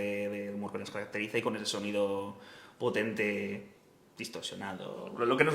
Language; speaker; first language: Spanish; native; Spanish